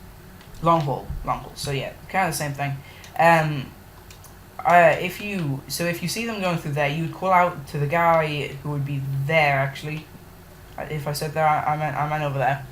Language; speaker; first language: English; native; English